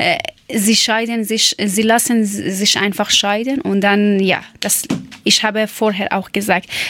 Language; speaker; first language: German; non-native, learner; Persian